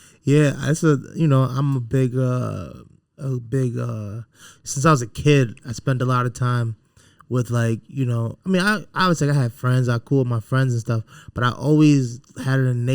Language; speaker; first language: English; native; English